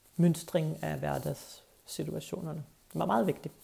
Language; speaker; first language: Danish; native; Danish